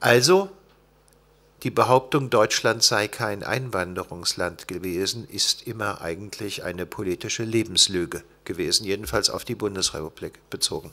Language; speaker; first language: German; native; German